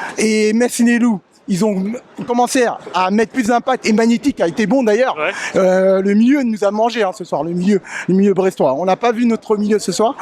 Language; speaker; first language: French; native; French